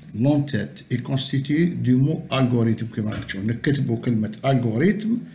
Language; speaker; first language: French; non-native, local second language; Arabic